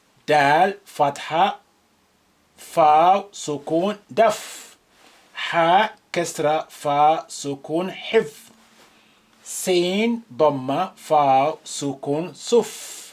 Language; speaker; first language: Arabic; non-native, fluent; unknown